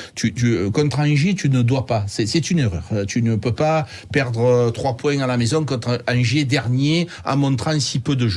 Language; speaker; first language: French; native; French